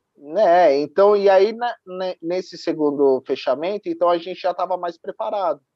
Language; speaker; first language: Portuguese; native; Portuguese